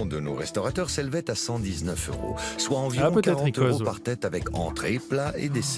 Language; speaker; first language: French; native; French